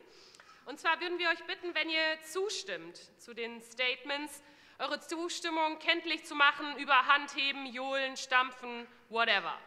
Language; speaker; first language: German; native; German